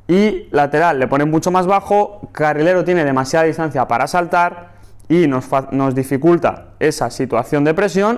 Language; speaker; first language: Spanish; native; Spanish